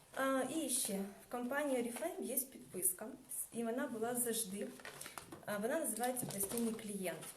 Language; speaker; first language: Ukrainian; non-native, local second language; Russian